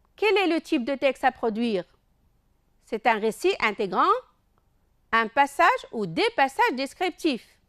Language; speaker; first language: French; non-native, local second language; Arabic